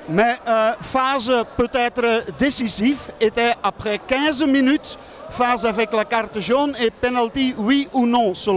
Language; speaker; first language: French; non-native, local second language; Dutch